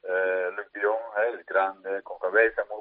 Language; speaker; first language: Spanish; non-native, fluent; Dutch